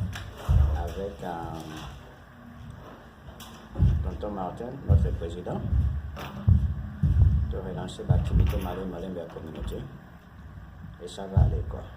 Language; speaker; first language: French; non-native, local second language; Lingala